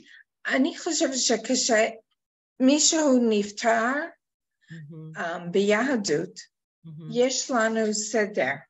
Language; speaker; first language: Hebrew; non-native, learner; English